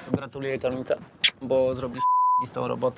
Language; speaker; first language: Polish; native; Polish